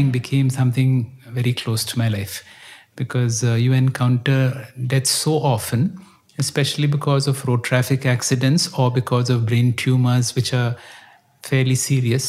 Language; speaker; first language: English; non-native, local second language; Kannada